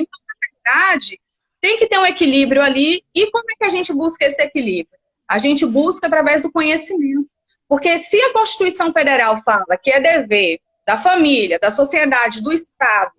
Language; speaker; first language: Portuguese; native; Portuguese